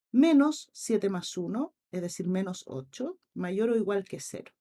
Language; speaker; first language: Spanish; native; Spanish